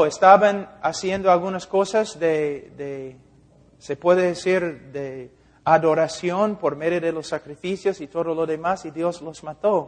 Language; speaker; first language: Spanish; non-native, fluent; English